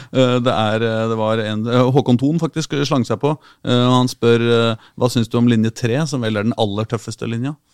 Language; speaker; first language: Norwegian; native; Norwegian